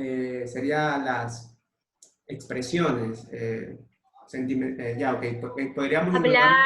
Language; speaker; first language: Spanish; native; Spanish